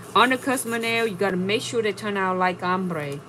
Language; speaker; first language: English; non-native, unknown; Vietnamese